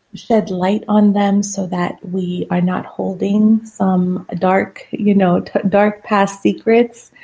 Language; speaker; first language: English; non-native, fluent; Persian